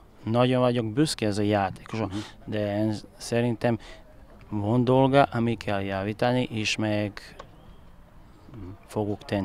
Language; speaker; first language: Hungarian; non-native, learner; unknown